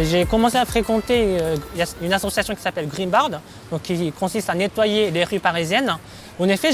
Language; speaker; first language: French; non-native, fluent; Japanese